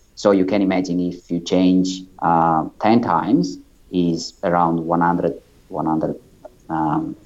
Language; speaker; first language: English; non-native, fluent; Italian